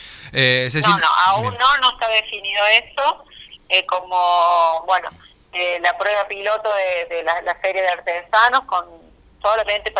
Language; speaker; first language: Spanish; native; Spanish